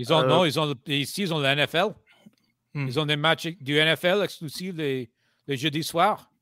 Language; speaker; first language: French; non-native, fluent; English